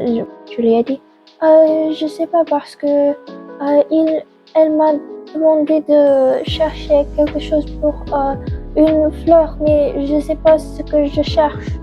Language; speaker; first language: French; non-native, learner; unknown